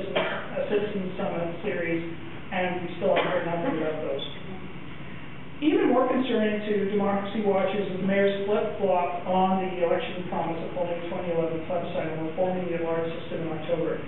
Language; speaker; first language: English; native; English